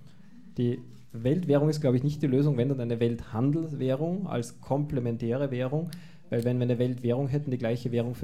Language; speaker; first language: German; native; German